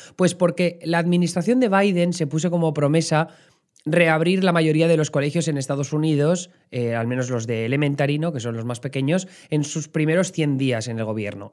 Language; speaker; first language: Spanish; native; Spanish